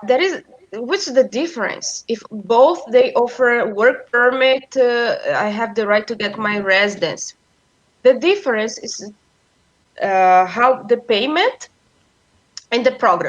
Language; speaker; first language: English; non-native, fluent; Portuguese